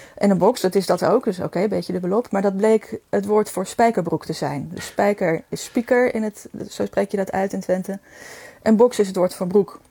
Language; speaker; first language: Dutch; native; Dutch